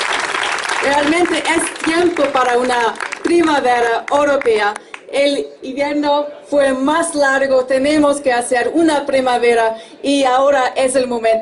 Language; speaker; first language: Spanish; non-native, fluent; German